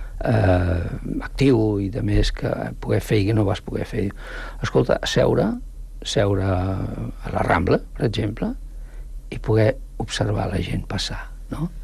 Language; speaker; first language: Catalan; non-native, local second language; Spanish